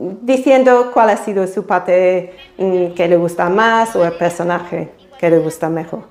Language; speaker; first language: Spanish; non-native, fluent; English